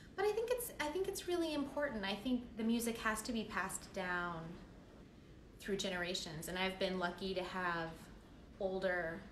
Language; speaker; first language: English; native; English